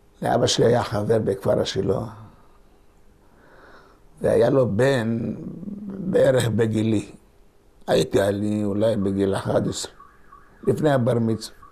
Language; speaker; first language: Hebrew; non-native, local second language; Ladino